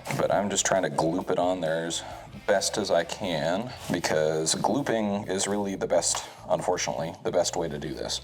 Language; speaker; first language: English; native; English